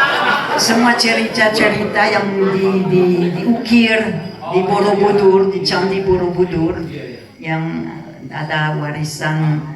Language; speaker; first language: Indonesian; non-native, fluent; French